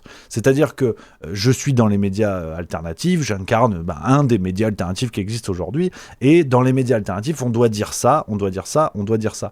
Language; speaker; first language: French; native; French